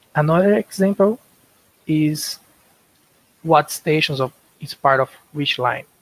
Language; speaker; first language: English; non-native, learner; Portuguese